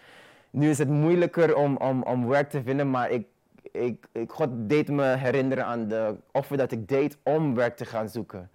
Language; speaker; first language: Dutch; non-native, fluent; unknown